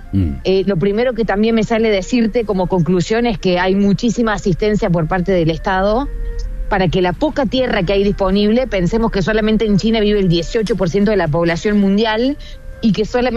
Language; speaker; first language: Spanish; native; Spanish